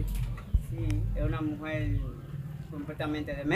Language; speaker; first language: Spanish; native; Spanish